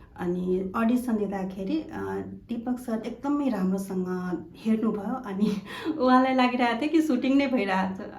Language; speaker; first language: Nepali; non-native, local second language; Maithili